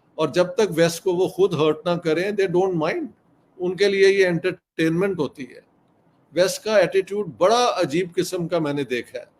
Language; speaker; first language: Urdu; non-native, local second language; Punjabi